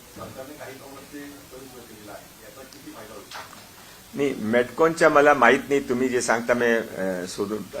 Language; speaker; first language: Marathi; non-native, local second language; Hindi